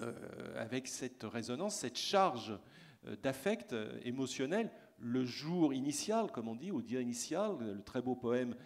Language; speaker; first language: French; native; French